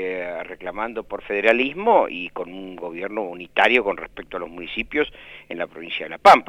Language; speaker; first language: Spanish; native; Spanish